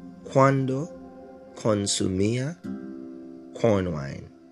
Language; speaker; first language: Spanish; non-native, fluent; English